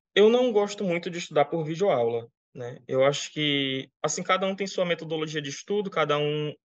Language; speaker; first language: Portuguese; native; Portuguese